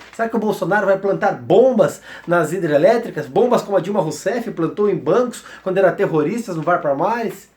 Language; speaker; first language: Portuguese; native; Portuguese